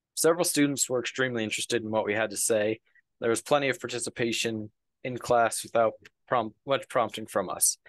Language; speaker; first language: English; native; English